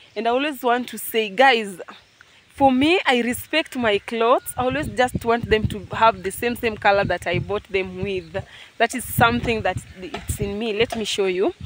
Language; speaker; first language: English; non-native, local second language; Luo (Kenya and Tanzania)